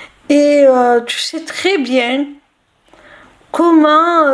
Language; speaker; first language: French; native; French